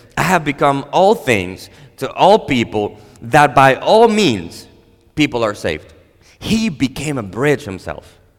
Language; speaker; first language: English; non-native, fluent; Spanish